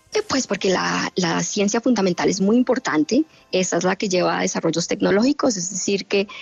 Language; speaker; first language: Spanish; native; Spanish